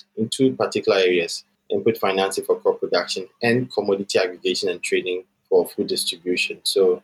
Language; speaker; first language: English; non-native, local second language; Akan